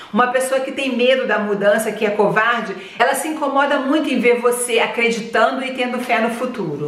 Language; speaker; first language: Portuguese; native; Portuguese